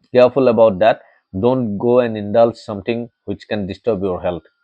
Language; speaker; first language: English; non-native, local second language; Assamese